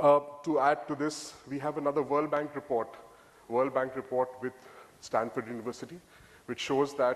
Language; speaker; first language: English; non-native, local second language; Bangla